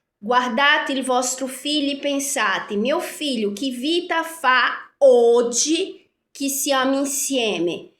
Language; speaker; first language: Italian; non-native, fluent; Portuguese